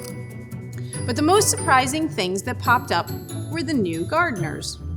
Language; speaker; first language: English; native; English